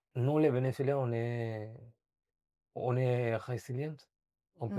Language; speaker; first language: French; non-native, fluent; Spanish